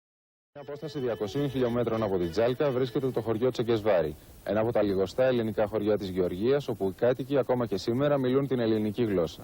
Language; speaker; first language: Greek; native; Greek